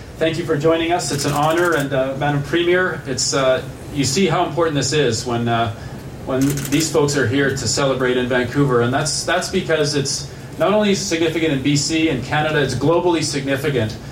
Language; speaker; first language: English; native; English